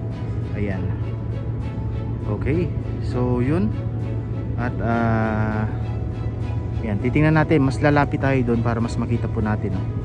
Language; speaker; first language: Filipino; native; Filipino